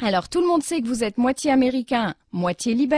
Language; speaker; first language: French; non-native, local second language; Arabic